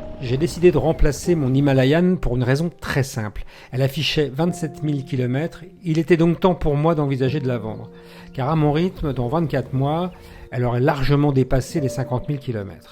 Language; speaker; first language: French; native; French